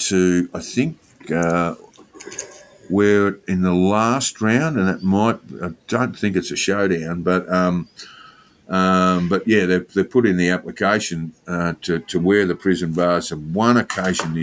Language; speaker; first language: English; native; English